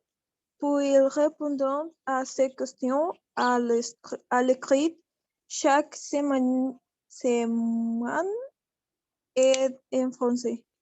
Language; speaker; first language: French; non-native, learner; Spanish